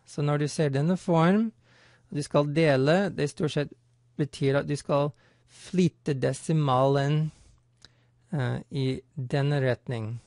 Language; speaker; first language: Norwegian; non-native, fluent; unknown